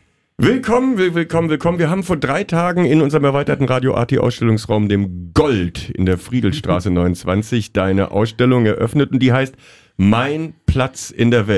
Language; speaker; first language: German; native; German